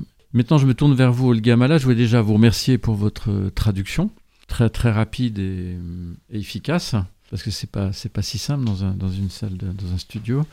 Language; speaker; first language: French; native; French